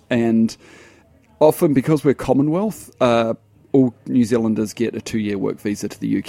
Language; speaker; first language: English; native; English